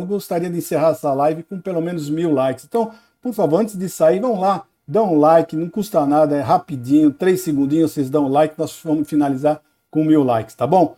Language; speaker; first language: Portuguese; native; Portuguese